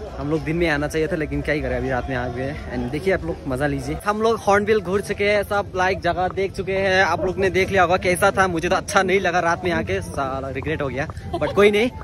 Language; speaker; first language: Hindi; non-native, local second language; Nepali